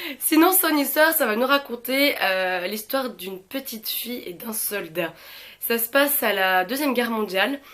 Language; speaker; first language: French; native; French